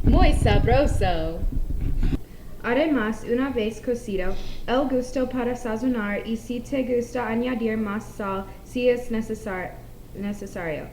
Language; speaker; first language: Spanish; non-native, learner; English